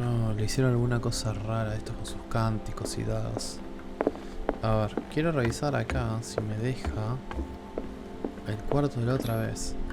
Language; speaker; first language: Spanish; native; Spanish